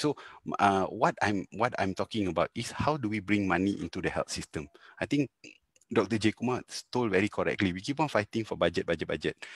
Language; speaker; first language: English; non-native, local second language; Tamil